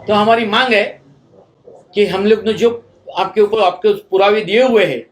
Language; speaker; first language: Hindi; non-native, local second language; Marathi